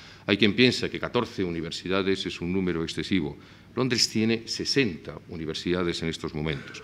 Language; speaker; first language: Spanish; native; Spanish